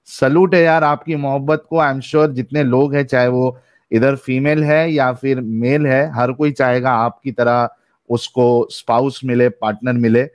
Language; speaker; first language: Urdu; native; Urdu